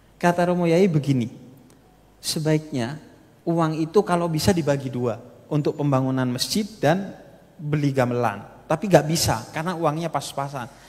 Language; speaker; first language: Indonesian; native; Indonesian